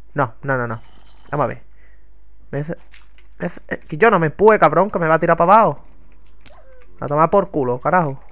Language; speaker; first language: Spanish; native; Spanish